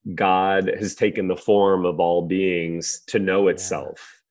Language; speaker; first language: English; native; English